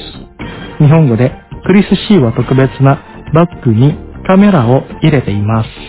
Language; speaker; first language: Japanese; non-native, fluent; Indonesian